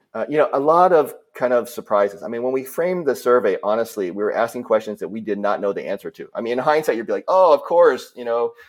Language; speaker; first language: English; native; English